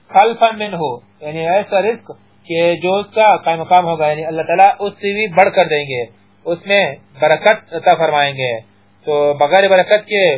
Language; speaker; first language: Urdu; non-native, local second language; Pashto